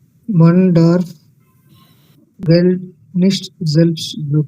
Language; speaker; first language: German; non-native, learner; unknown